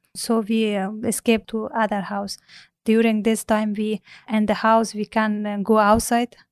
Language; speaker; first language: English; non-native, learner; Persian